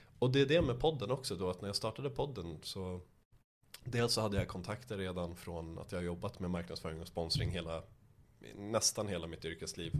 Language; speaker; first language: Swedish; early bilingual, other home language; Persian